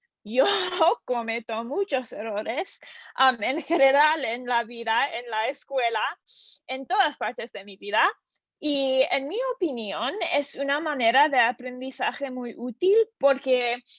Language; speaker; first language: Spanish; non-native, learner; English